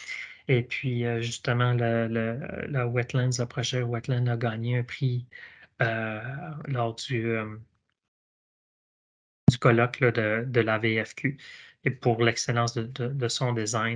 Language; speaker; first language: French; native; French